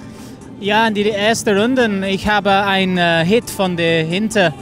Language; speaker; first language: German; non-native, learner; English